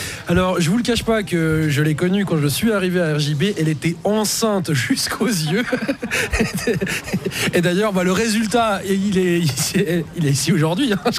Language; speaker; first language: French; native; French